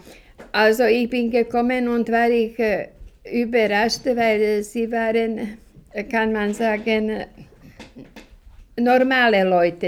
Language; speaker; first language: German; non-native, fluent; Slovak